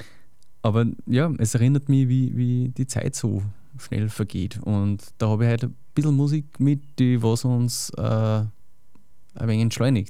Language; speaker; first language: German; native; German